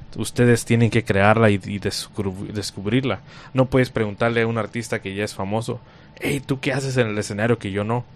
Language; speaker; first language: Spanish; native; Spanish